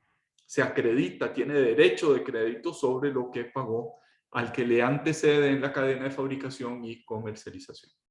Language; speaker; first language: Spanish; native; Spanish